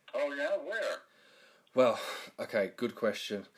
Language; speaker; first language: English; native; English